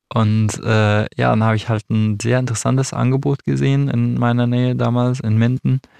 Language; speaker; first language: German; non-native, fluent; Arabic